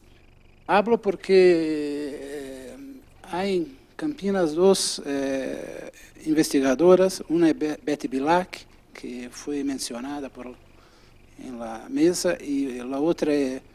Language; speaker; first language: Spanish; non-native, fluent; Portuguese